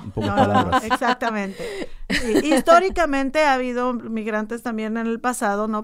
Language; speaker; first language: Spanish; native; Spanish